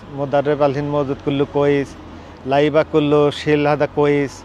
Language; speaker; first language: Arabic; non-native, learner; Urdu